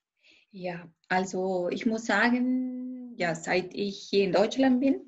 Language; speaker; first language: German; non-native, fluent; Spanish